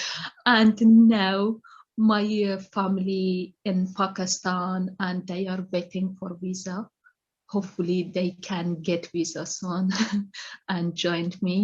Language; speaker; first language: English; non-native, learner; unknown